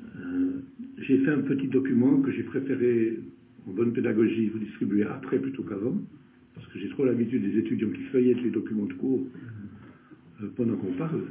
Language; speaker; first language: French; native; French